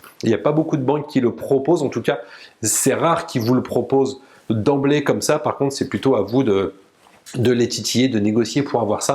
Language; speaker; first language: French; native; French